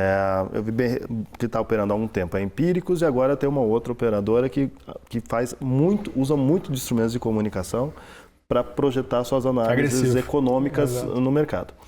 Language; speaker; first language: Portuguese; native; Portuguese